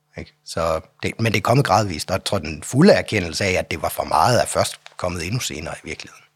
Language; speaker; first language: Danish; native; Danish